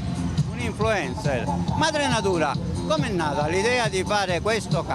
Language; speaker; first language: Italian; native; Italian